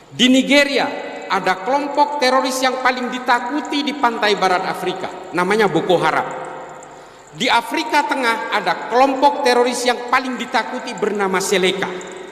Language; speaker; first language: Indonesian; non-native, local second language; Madurese